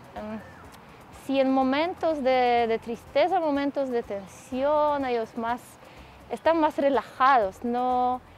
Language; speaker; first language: Spanish; non-native, fluent; Polish